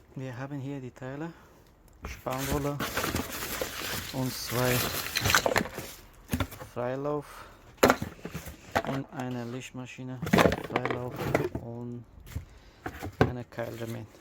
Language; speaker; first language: German; non-native, learner; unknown